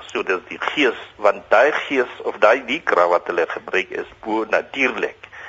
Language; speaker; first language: Afrikaans; non-native, local second language; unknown